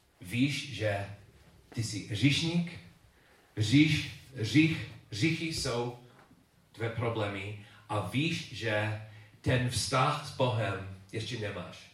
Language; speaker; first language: Czech; non-native, learner; English